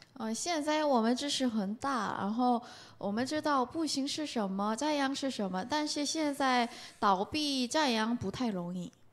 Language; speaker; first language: Chinese; non-native, learner; Korean